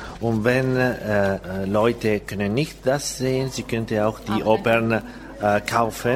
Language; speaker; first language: German; non-native, learner; Italian